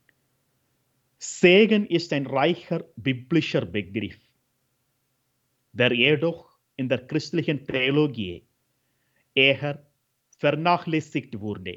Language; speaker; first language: German; non-native, fluent; Malayalam